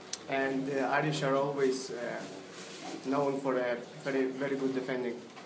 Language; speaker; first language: English; non-native, fluent; Russian